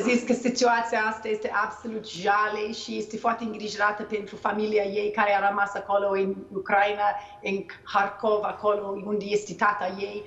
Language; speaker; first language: Romanian; non-native, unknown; English